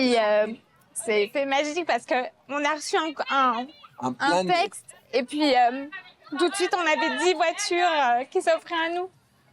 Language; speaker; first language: French; native; French